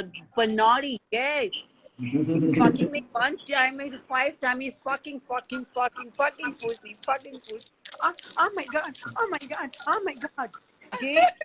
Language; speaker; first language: English; non-native, learner; Hindi